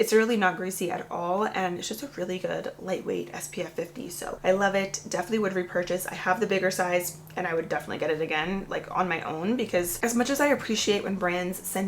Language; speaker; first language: English; native; English